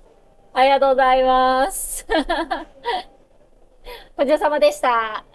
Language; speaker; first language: Japanese; non-native, fluent; Cantonese